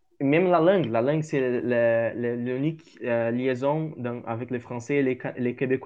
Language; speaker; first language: French; non-native, learner; Portuguese